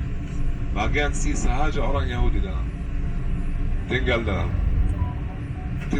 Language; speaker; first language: Indonesian; non-native, fluent; Arabic